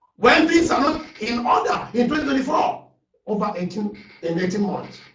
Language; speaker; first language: English; non-native, local second language; Yoruba